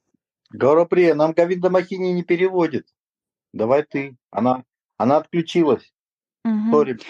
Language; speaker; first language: Russian; native; Russian